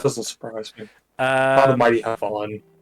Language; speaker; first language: English; native; English